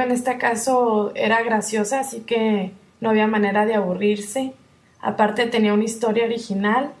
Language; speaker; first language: Spanish; native; Spanish